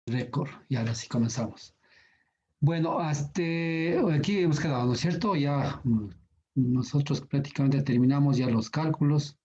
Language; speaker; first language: Spanish; native; Spanish